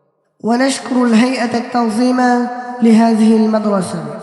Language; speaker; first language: Arabic; non-native, learner; Bangla